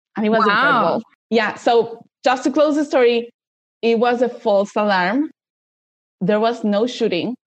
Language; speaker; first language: English; non-native, fluent; Spanish